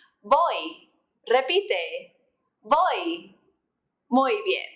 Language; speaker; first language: Spanish; non-native, fluent; English